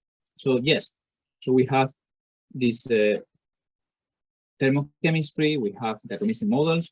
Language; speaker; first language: English; non-native, fluent; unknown